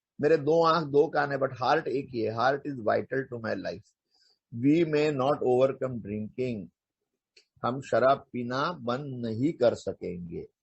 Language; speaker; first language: Hindi; non-native, local second language; Marathi